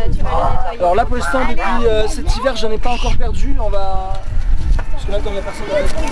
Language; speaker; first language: French; native; French